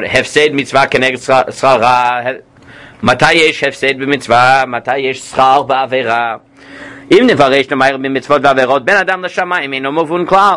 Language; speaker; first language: Hebrew; non-native, fluent; English